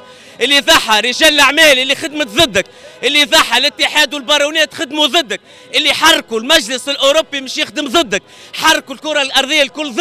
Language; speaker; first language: Arabic; native; Arabic